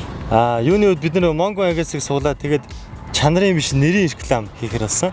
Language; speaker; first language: Mongolian; native; Mongolian